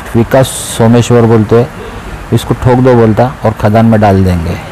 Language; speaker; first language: Hindi; non-native, local second language; Marathi